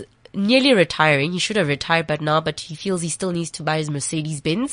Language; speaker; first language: English; non-native, local second language; Southern Sotho